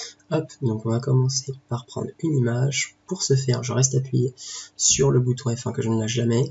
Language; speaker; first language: French; native; French